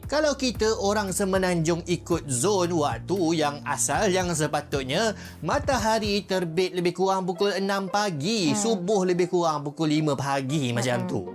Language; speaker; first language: Malay; native; Malay